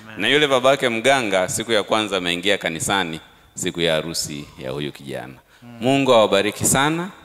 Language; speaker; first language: Swahili; native; Swahili